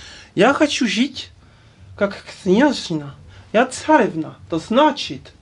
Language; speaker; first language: Russian; non-native, learner; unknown